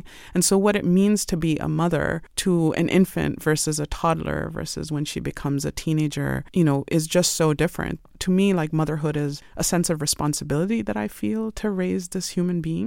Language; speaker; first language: English; non-native, local second language; Urdu